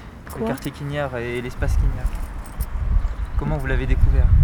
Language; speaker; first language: French; native; French